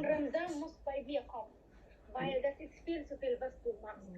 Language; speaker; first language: German; non-native, learner; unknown